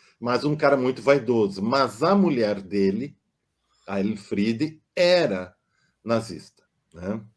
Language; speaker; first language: Portuguese; non-native, local second language; German